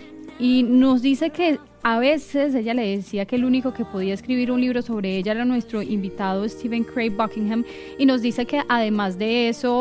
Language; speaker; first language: Spanish; native; Spanish